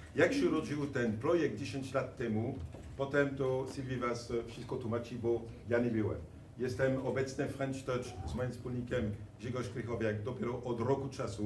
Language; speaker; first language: Polish; non-native, fluent; French